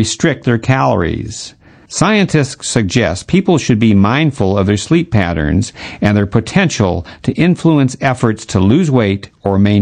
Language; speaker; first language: English; native; English